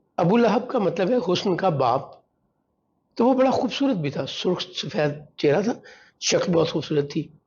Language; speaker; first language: Urdu; non-native, local second language; Punjabi